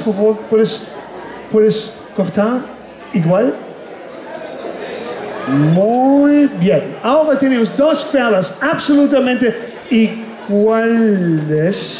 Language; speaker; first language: Spanish; non-native, fluent; German